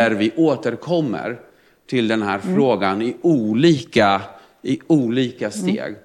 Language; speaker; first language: Swedish; non-native, fluent; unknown